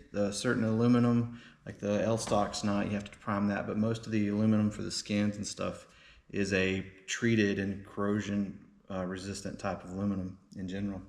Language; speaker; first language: English; native; English